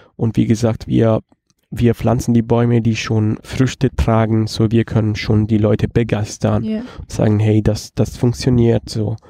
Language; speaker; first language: German; non-native, fluent; Italian